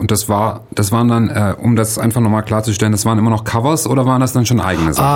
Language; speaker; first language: German; native; German